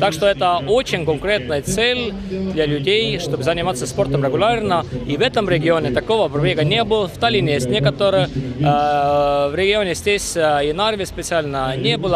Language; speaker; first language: Russian; non-native, local second language; Estonian